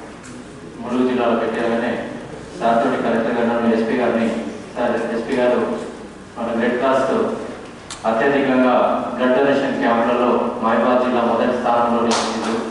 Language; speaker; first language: Telugu; native; Telugu